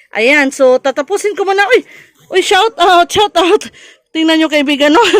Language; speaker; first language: Filipino; non-native, local second language; Cebuano